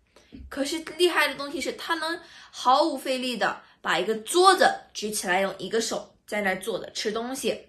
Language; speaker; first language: Chinese; early bilingual, other home language; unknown